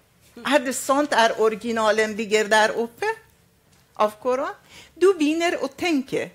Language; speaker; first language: Norwegian; non-native, fluent; Arabic